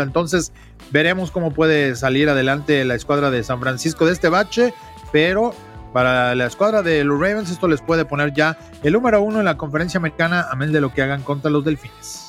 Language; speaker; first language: Spanish; native; Spanish